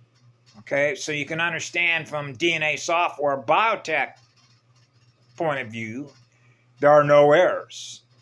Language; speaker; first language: English; native; English